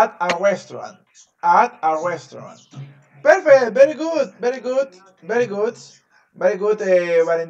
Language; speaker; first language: English; non-native, fluent; Spanish